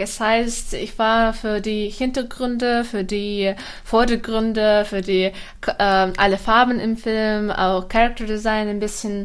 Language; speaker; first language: German; non-native, fluent; Russian